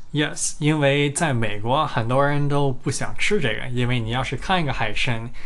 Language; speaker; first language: Chinese; early bilingual, other home language; English